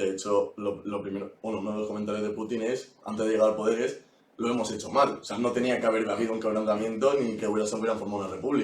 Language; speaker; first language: Spanish; native; Spanish